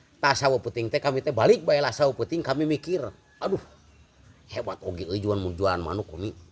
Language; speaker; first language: Sundanese; non-native, fluent; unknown